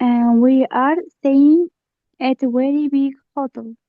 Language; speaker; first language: English; non-native, learner; Uzbek